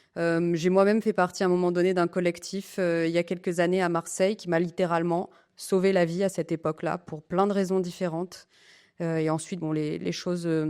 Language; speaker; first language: French; native; French